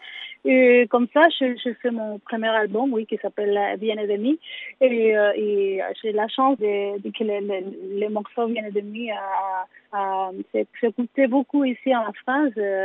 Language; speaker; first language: French; non-native, learner; Spanish